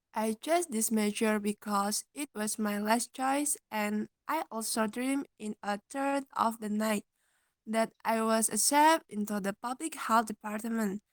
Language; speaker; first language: English; non-native, learner; Indonesian